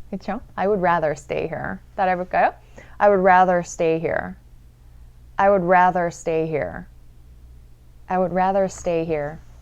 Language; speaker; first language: English; early bilingual, other home language; Korean